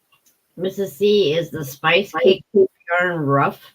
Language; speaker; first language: English; native; English